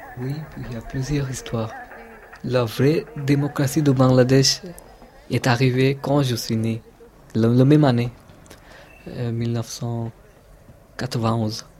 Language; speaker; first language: French; non-native, fluent; Bangla